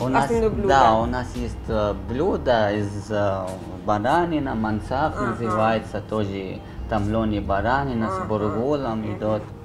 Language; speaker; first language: Russian; non-native, learner; Arabic